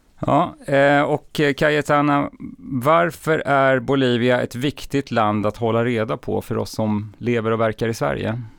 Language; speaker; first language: Swedish; native; Swedish